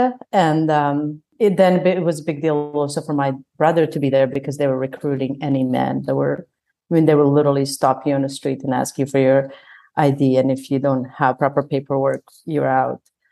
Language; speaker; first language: English; non-native, fluent; Bosnian